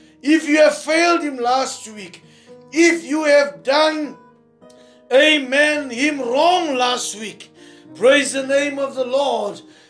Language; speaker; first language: English; non-native, local second language; Afrikaans